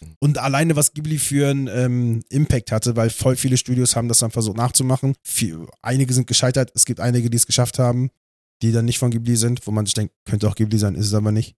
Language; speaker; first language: German; native; German